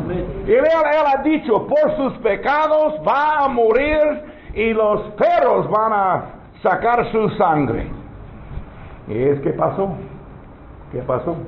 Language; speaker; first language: Spanish; non-native, learner; English